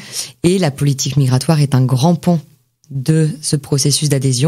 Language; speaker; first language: French; native; French